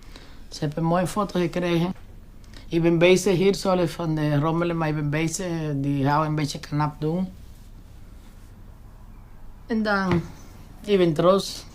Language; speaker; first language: Dutch; non-native, learner; Spanish